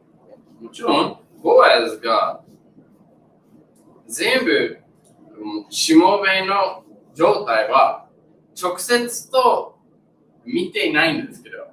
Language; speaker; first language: Japanese; non-native, learner; English